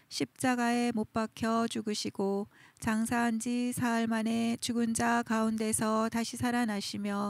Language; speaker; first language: Korean; native; Korean